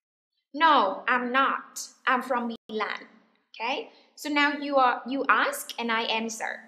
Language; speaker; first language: English; non-native, fluent; Vietnamese